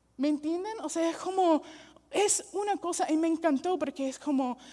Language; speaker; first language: Spanish; non-native, fluent; English